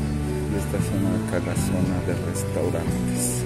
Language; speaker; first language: Spanish; native; Spanish